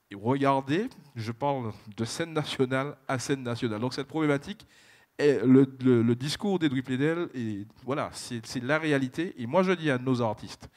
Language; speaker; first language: French; native; French